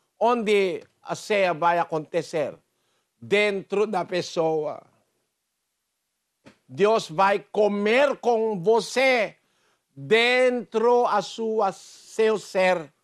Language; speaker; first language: Portuguese; non-native, fluent; Filipino